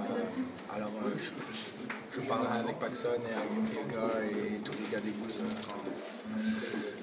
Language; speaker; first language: French; early bilingual, heritage; French